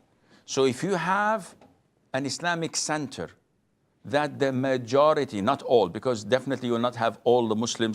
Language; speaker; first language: English; non-native, fluent; Arabic